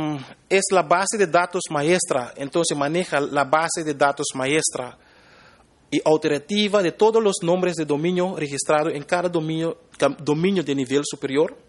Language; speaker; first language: Spanish; non-native, fluent; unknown